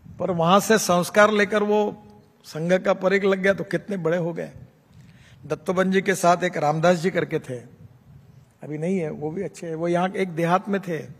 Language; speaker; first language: Hindi; non-native, local second language; Marathi